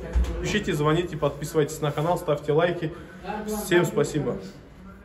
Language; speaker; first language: Russian; non-native, fluent; Turkish